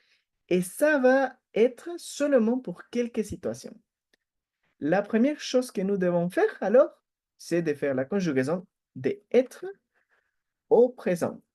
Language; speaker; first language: French; non-native, fluent; Spanish